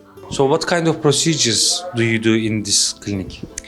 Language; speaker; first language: English; non-native, fluent; Turkish